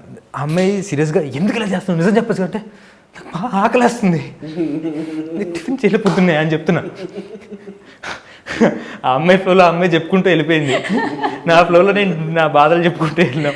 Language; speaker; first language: Telugu; native; Telugu